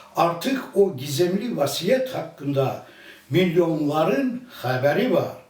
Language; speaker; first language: Turkish; early bilingual, other home language; Azerbaijani